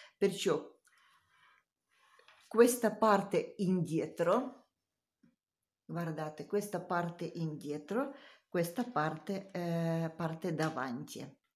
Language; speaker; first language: Italian; non-native, learner; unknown